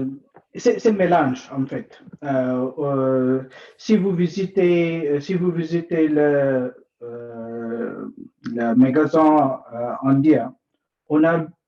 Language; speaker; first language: French; non-native, learner; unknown